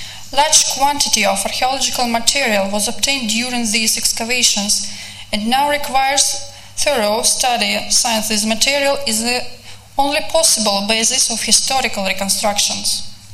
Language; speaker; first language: English; non-native, fluent; Russian